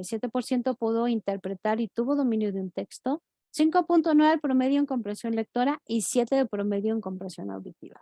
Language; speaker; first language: Spanish; native; Spanish